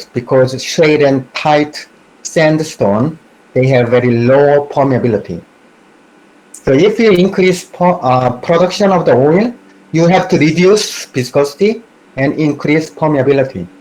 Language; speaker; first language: English; non-native, fluent; Korean